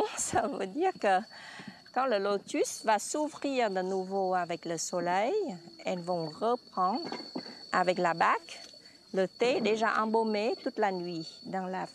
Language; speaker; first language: French; non-native, fluent; Vietnamese